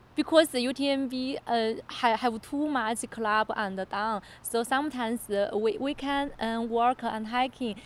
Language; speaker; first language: English; non-native, learner; Chinese